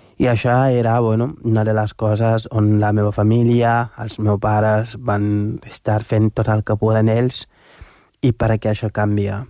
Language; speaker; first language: Catalan; non-native, fluent; Wolof